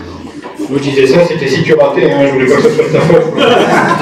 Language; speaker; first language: French; native; French